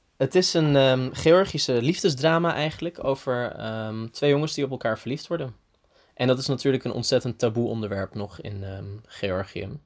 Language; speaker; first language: Dutch; early bilingual, heritage; Dutch